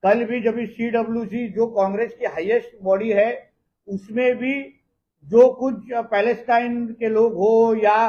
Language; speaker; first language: Hindi; non-native, local second language; Marathi